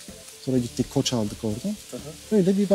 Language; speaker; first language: Turkish; native; Turkish